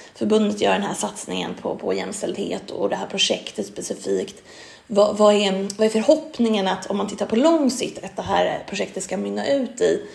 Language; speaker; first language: Swedish; native; Swedish